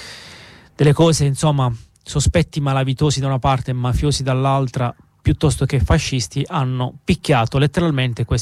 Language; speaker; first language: Italian; native; Italian